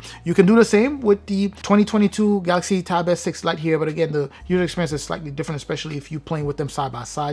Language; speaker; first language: English; native; English